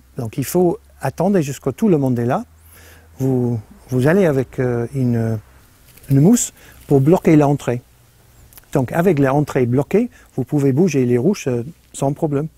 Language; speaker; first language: French; non-native, fluent; English